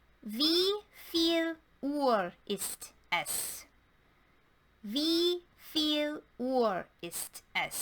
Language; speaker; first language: German; non-native, fluent; English